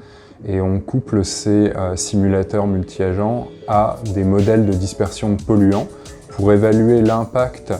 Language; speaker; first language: French; native; French